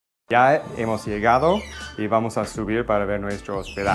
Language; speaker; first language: Spanish; non-native, fluent; English